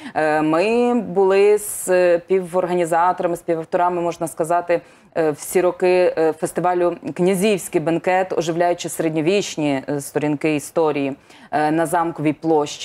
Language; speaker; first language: Ukrainian; native; Ukrainian